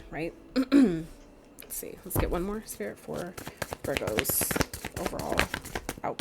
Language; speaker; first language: English; native; English